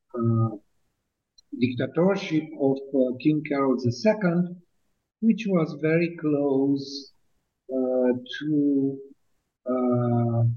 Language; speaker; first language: English; non-native, fluent; Romanian